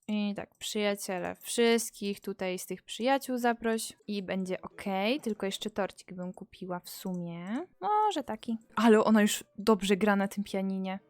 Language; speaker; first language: Polish; native; Polish